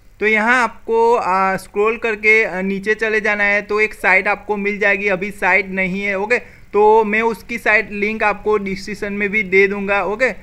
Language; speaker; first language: Hindi; non-native, local second language; Gujarati